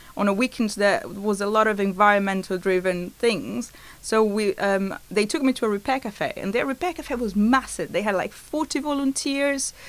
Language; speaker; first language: English; non-native, fluent; Portuguese